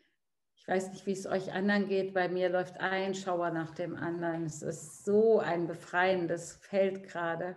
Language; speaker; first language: German; native; German